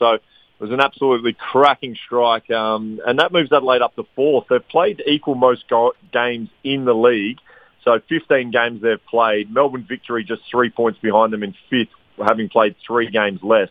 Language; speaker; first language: English; native; English